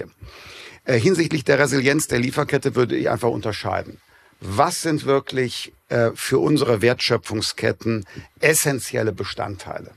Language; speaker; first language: German; native; German